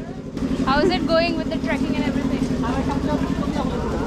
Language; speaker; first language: English; non-native, local second language; Assamese